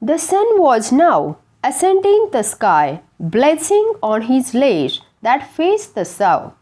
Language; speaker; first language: English; non-native, local second language; Marathi